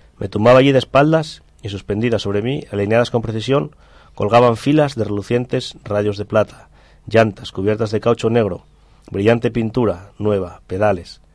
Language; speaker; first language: Spanish; native; Spanish